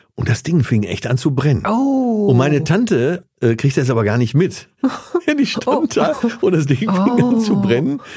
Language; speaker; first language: German; native; German